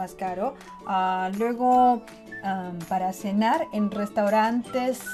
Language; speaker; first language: Spanish; non-native, fluent; Chinese